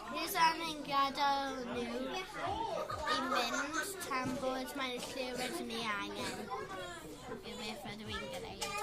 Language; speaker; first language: Welsh; non-native, local second language; English